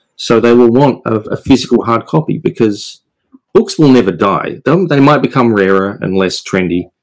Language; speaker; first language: English; native; English